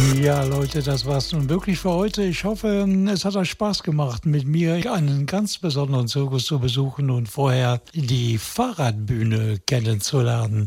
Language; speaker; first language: German; native; German